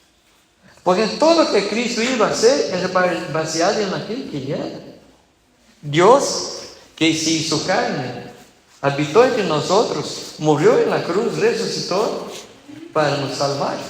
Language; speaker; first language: Spanish; non-native, fluent; Portuguese